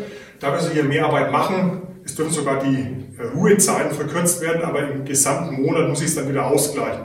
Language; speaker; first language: German; native; German